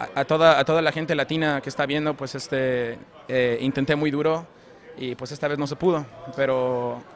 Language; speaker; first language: Spanish; early bilingual, heritage; Spanish